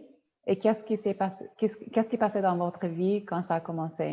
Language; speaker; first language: French; non-native, fluent; Polish